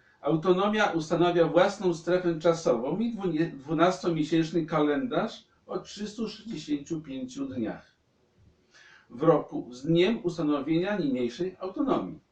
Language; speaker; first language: Polish; native; Polish